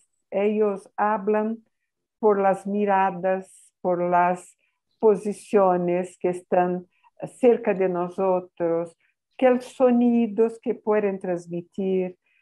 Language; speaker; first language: Spanish; non-native, fluent; Portuguese